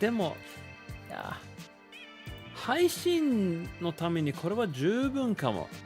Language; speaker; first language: Japanese; non-native, learner; English